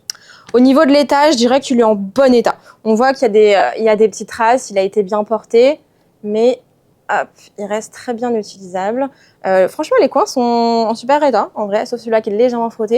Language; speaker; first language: French; native; French